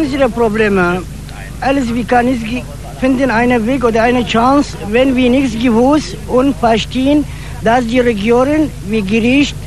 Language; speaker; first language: German; non-native, learner; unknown